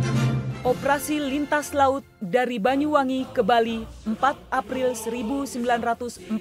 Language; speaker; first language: Indonesian; native; Indonesian